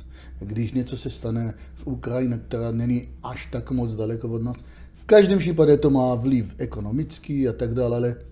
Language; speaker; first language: Czech; non-native, learner; Hebrew